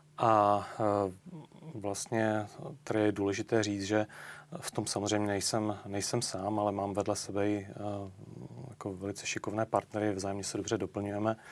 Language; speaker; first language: Czech; native; Czech